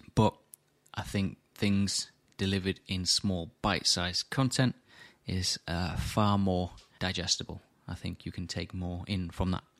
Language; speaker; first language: English; native; English